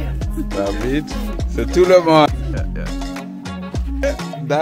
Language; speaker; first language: French; non-native, learner; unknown